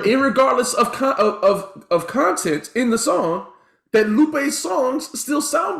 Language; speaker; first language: English; native; English